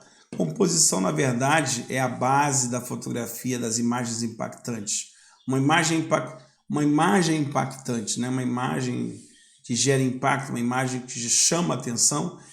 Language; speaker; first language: Portuguese; native; Portuguese